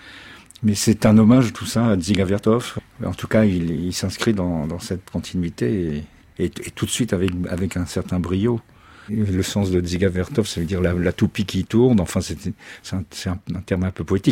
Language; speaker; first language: French; native; French